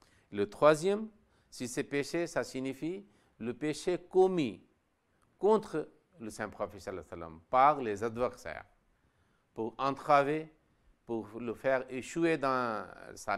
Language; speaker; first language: French; non-native, local second language; Wolof